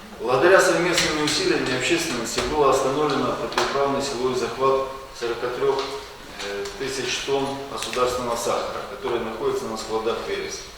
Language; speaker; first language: Russian; non-native, local second language; Ukrainian